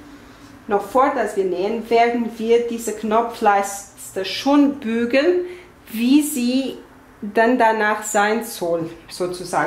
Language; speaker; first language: German; non-native, fluent; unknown